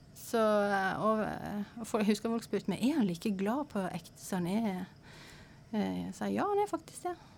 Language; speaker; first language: Norwegian; native; Norwegian